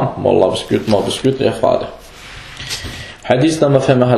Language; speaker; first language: Danish; non-native, fluent; Arabic